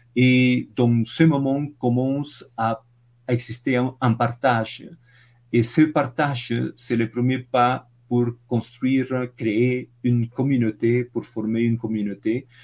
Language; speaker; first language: French; non-native, fluent; Spanish